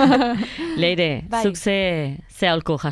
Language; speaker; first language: Basque; native; Basque